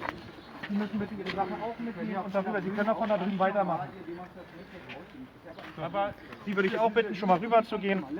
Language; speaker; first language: German; native; German